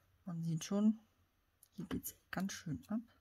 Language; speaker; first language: German; native; German